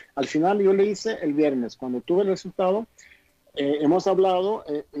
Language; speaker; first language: Spanish; non-native, fluent; Swedish